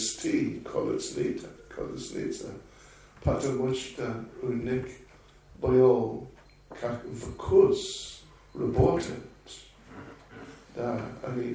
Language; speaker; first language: Russian; non-native, learner; English